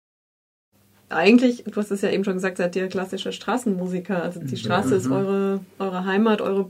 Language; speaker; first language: German; native; German